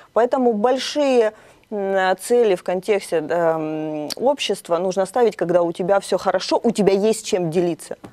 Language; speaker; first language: Russian; native; Russian